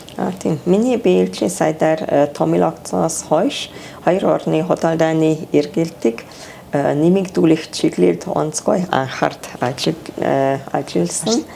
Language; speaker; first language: Mongolian; non-native, fluent; Hungarian